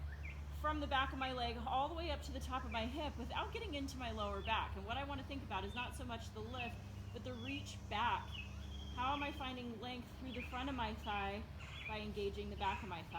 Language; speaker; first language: English; native; English